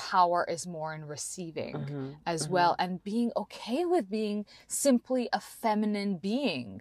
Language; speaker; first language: English; native; English